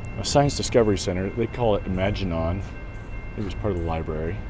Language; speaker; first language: English; native; English